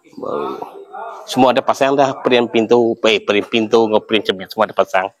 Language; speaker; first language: Malay; non-native, local second language; Iban